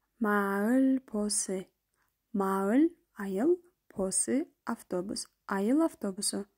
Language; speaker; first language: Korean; non-native, fluent; Kyrgyz